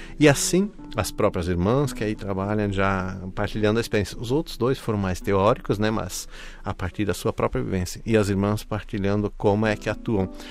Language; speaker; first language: Portuguese; native; Portuguese